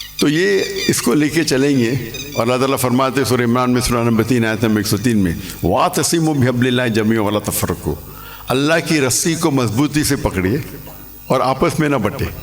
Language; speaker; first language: Urdu; non-native, local second language; English